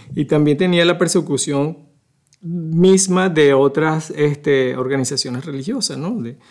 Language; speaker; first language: Spanish; native; Spanish